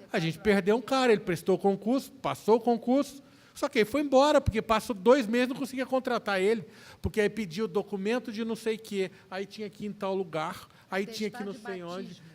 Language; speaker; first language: Portuguese; native; Portuguese